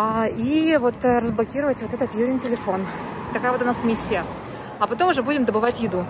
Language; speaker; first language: Russian; native; Russian